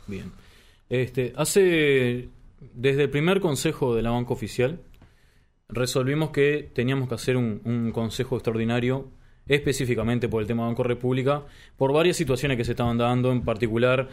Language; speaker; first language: Spanish; native; Spanish